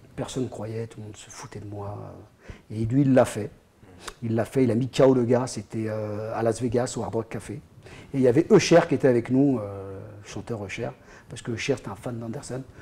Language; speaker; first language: French; native; French